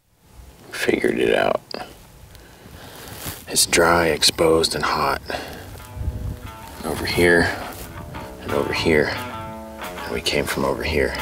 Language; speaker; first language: English; native; English